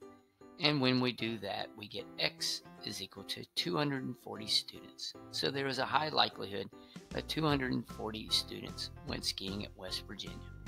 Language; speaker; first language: English; native; English